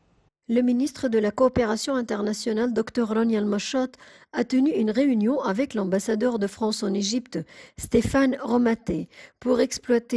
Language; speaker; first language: French; non-native, fluent; Arabic